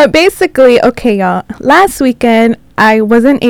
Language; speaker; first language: English; early bilingual, other home language; Spanish